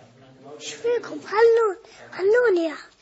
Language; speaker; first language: Arabic; native; Arabic